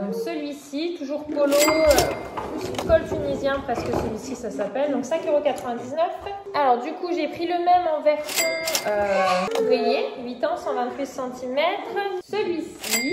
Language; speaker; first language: French; native; French